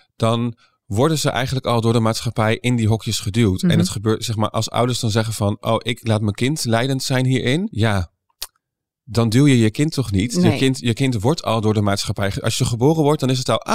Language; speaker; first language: Dutch; native; Dutch